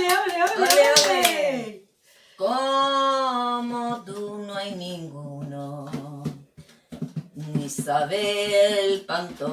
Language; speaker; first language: Spanish; native; Spanish